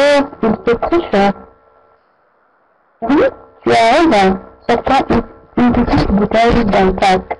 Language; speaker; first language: French; non-native, learner; Arabic